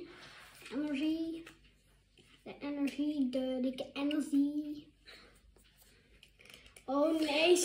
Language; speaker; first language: Dutch; native; Dutch